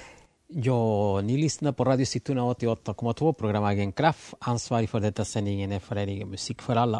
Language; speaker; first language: Swedish; non-native, fluent; Spanish